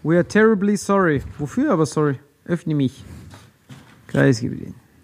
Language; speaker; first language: German; native; German